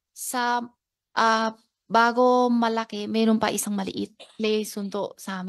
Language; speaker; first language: Filipino; non-native, learner; Chinese